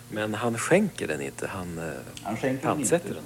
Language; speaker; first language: Swedish; native; Swedish